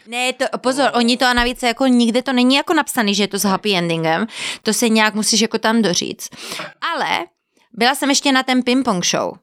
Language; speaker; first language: Czech; non-native, fluent; Spanish